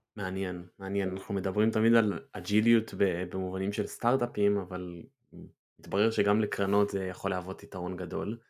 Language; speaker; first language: Hebrew; native; Hebrew